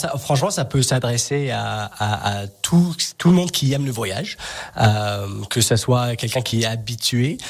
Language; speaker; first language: French; non-native, fluent; English